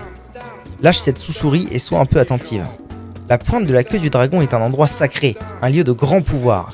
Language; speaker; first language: French; native; French